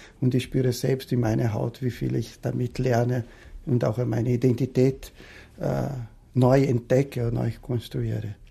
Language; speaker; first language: German; non-native, fluent; Portuguese